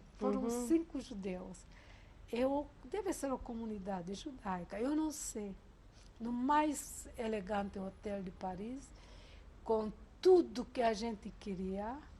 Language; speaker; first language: Portuguese; non-native, fluent; Hungarian